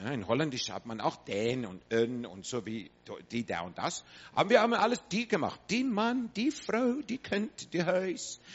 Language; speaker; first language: German; non-native, fluent; English